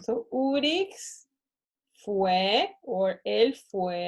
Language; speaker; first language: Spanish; non-native, fluent; English